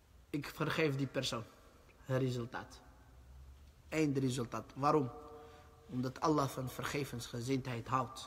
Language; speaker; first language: Dutch; early bilingual, other home language; Arabic